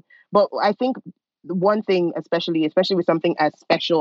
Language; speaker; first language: English; non-native, local second language; Yoruba